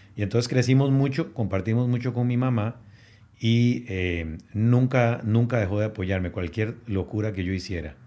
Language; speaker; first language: Spanish; native; Spanish